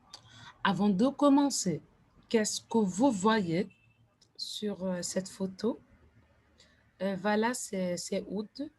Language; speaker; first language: French; non-native, fluent; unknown